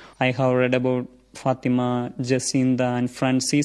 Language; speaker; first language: English; non-native, local second language; Malayalam